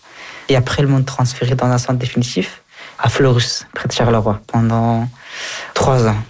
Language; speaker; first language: French; early bilingual, other home language; Persian